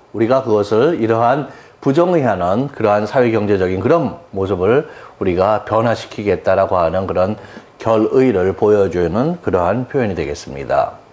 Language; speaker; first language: Korean; native; Korean